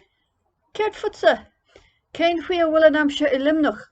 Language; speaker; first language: Irish; non-native, learner; English